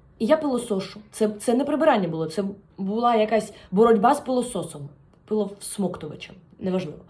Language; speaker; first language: Ukrainian; non-native, local second language; Russian